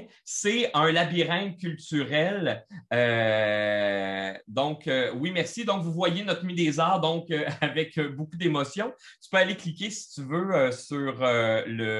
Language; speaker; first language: French; native; French